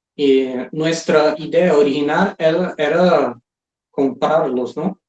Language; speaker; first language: Spanish; non-native, fluent; Portuguese